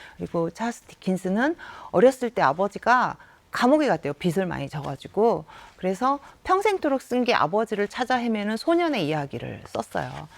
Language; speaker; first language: Korean; native; Korean